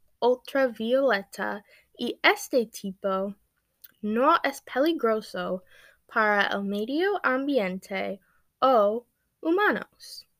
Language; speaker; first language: Spanish; non-native, learner; English